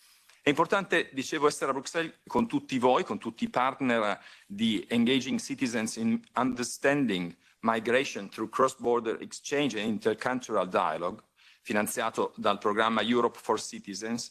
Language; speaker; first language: Italian; native; Italian